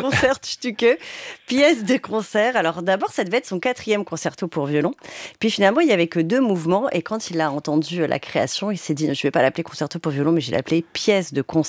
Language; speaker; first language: French; native; French